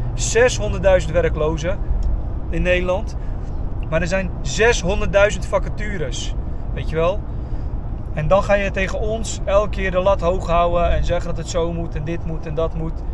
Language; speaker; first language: Dutch; native; Dutch